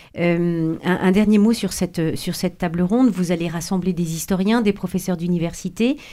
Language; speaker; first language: French; native; French